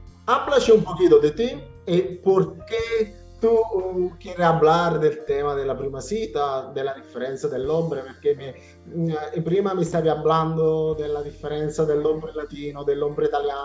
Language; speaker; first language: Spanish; non-native, learner; Italian